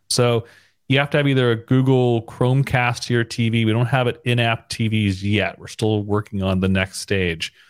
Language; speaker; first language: English; native; English